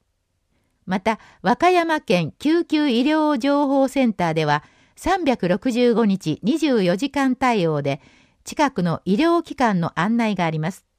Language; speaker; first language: Japanese; native; Japanese